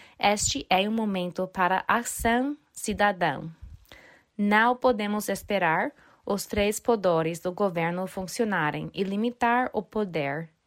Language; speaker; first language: Portuguese; non-native, fluent; English